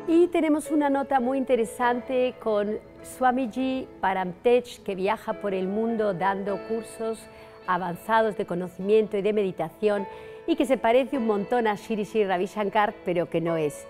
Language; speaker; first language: Spanish; native; Spanish